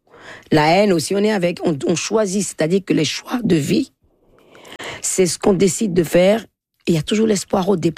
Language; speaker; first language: French; non-native, local second language; Fon